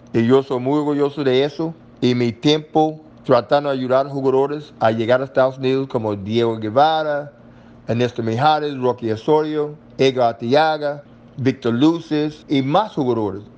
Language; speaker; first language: Spanish; non-native, learner; English